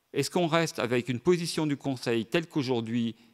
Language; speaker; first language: French; native; French